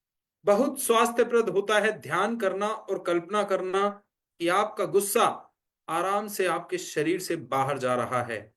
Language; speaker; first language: Hindi; native; Hindi